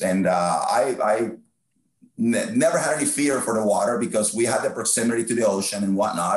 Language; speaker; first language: English; non-native, fluent; Spanish